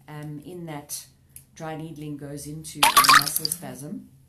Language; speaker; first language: English; native; English